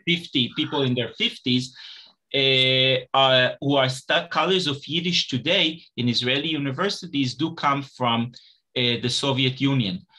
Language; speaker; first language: English; non-native, fluent; Hebrew